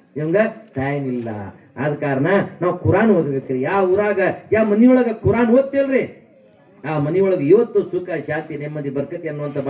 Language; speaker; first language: Kannada; non-native, local second language; Urdu